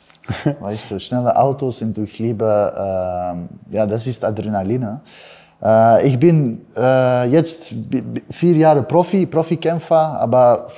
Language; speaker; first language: German; non-native, learner; Bosnian